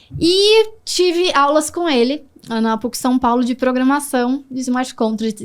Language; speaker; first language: Portuguese; native; Portuguese